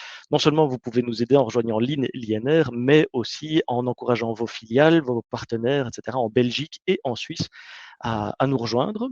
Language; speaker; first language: French; native; French